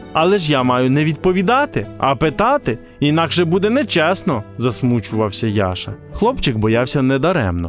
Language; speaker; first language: Ukrainian; native; Ukrainian